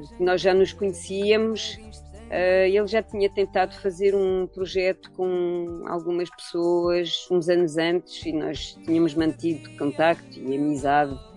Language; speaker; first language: Portuguese; early bilingual, heritage; Portuguese